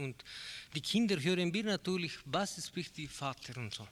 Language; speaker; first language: German; non-native, learner; Spanish